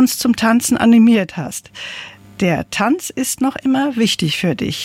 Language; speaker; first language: German; native; German